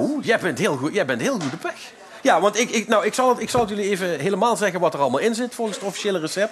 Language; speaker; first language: Dutch; native; Dutch